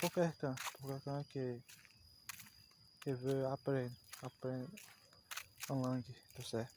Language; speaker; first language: French; non-native, learner; Portuguese